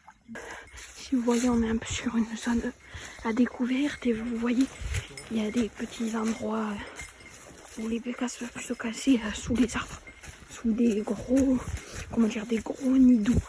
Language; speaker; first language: French; native; French